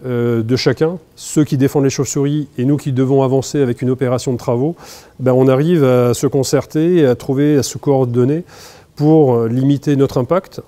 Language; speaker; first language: French; native; French